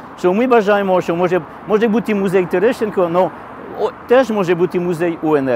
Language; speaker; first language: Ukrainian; non-native, learner; French